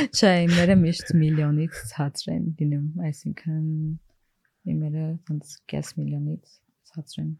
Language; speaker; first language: Armenian; early bilingual, heritage; Armenian